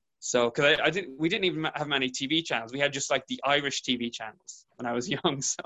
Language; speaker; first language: English; native; English